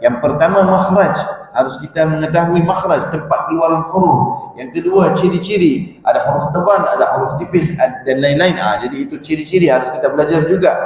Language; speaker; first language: Malay; non-native, fluent; Arabic